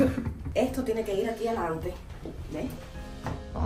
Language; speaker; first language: Spanish; native; Spanish